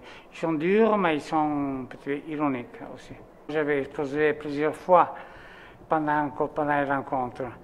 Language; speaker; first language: French; non-native, fluent; Italian